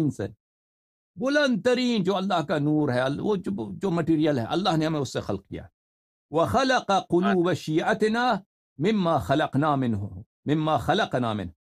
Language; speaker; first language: Urdu; non-native, fluent; Persian